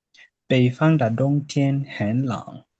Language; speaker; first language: Chinese; non-native, learner; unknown